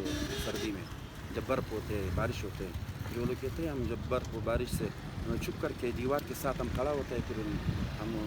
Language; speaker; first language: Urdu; non-native, local second language; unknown